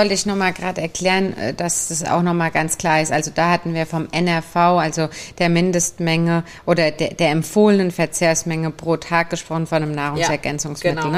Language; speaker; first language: German; native; German